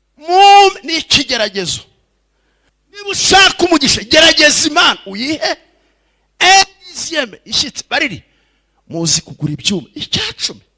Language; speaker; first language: Kinyarwanda; early bilingual, heritage; Kinyarwanda